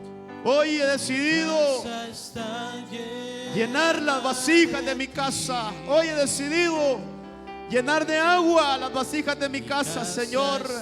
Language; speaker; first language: Spanish; native; Spanish